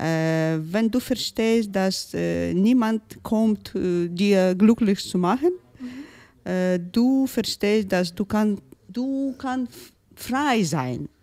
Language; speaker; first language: German; non-native, learner; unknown